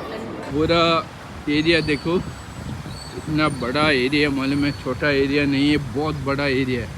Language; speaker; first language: Hindi; non-native, local second language; Malayalam